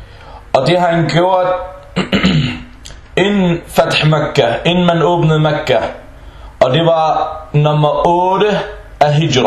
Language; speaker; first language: Danish; early bilingual, other home language; Arabic